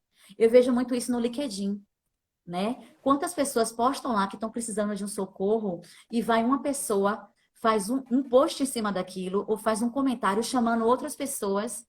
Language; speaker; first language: Portuguese; native; Portuguese